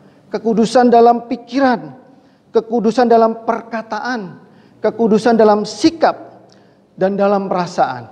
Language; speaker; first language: Indonesian; native; Indonesian